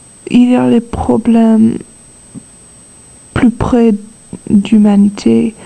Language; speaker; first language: French; non-native, learner; English